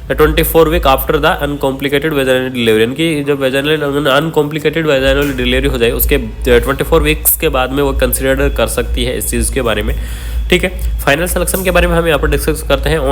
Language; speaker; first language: Hindi; native; Hindi